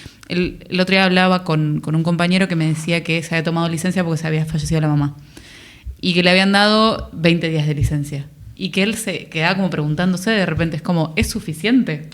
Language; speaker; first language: Spanish; native; Spanish